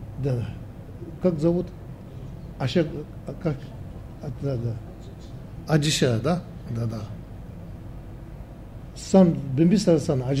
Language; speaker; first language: Russian; non-native, learner; Tibetan